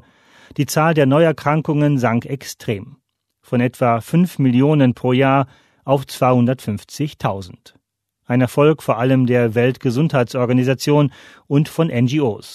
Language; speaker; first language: German; native; German